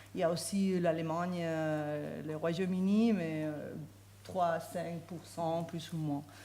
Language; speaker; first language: French; non-native, fluent; Spanish